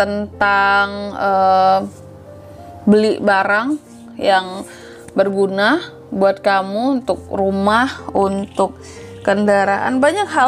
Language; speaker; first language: Indonesian; native; Indonesian